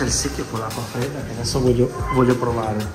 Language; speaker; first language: Italian; native; Italian